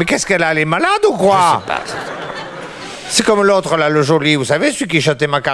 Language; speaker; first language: French; native; French